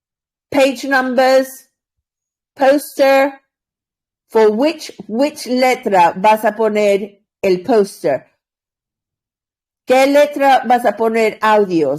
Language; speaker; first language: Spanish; non-native, learner; English